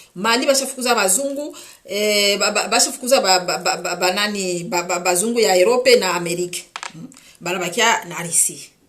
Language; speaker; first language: Swahili; native; Swahili